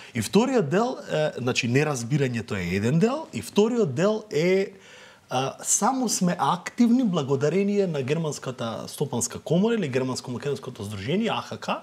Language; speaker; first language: Macedonian; native; Macedonian